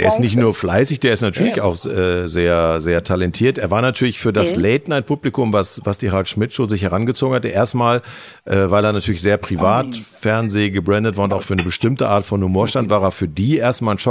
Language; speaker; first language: German; native; German